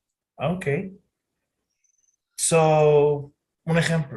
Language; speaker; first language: Spanish; non-native, fluent; English